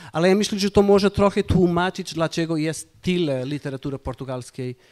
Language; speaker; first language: Polish; non-native, fluent; Portuguese